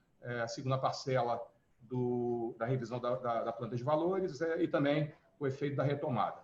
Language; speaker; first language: Portuguese; native; Portuguese